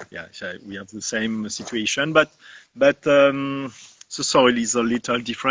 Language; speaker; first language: English; non-native, learner; French